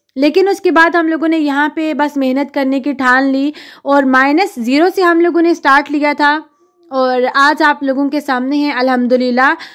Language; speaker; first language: Urdu; native; Urdu